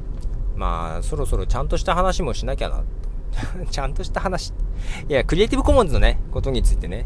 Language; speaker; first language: Japanese; native; Japanese